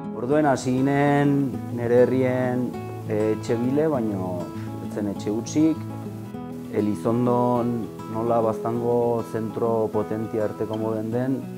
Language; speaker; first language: Basque; native; Basque